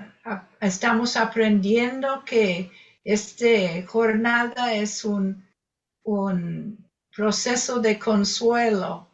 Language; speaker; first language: Spanish; non-native, fluent; English